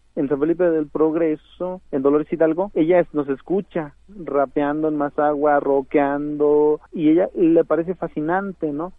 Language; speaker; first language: Spanish; non-native, local second language; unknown